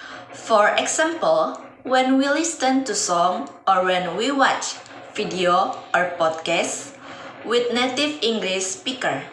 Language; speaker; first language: English; non-native, learner; Indonesian